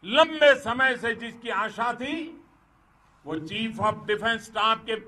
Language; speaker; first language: Hindi; non-native, local second language; Gujarati